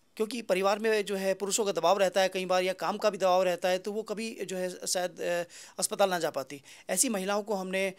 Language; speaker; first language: Hindi; native; Hindi